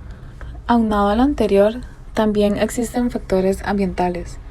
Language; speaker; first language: Spanish; native; Spanish